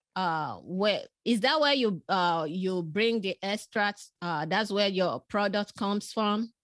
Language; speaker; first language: English; non-native, local second language; Yoruba